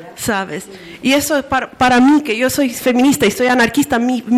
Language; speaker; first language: Spanish; non-native, fluent; Romanian